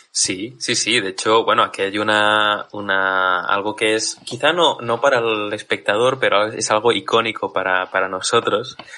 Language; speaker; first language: Spanish; native; Spanish